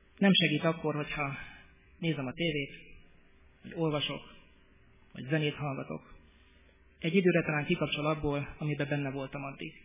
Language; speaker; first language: Hungarian; native; Hungarian